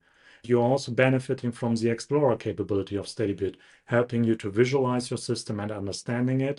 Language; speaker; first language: English; non-native, fluent; German